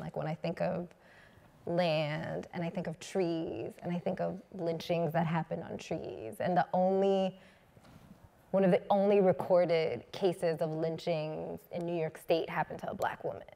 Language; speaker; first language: English; native; English